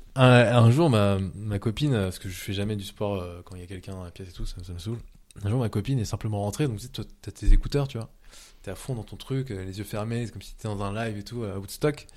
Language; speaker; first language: French; early bilingual, other home language; Vietnamese